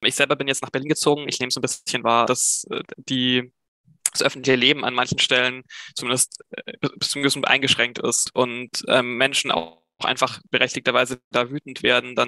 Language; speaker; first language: German; native; German